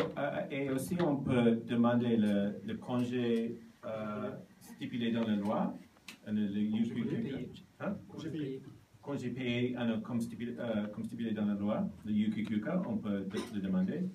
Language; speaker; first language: French; non-native, learner; Japanese